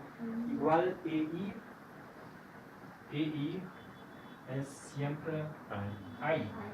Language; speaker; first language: Spanish; non-native, fluent; German